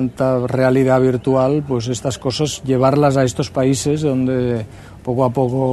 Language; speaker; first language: Spanish; native; Spanish